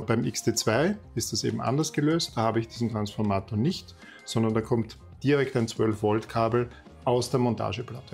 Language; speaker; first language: German; native; German